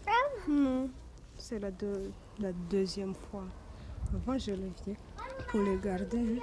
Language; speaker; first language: French; non-native, learner; Kinyarwanda